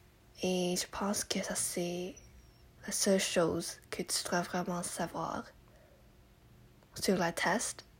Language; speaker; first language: French; non-native, local second language; English